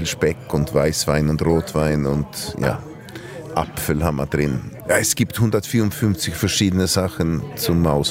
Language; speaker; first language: German; early bilingual, heritage; German